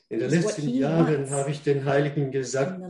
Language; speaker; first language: German; non-native, fluent; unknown